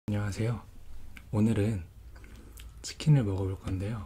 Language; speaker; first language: Korean; native; Korean